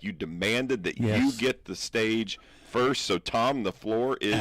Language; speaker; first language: English; native; English